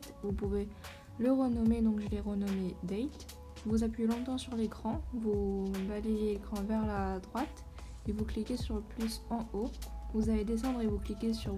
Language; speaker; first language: French; native; French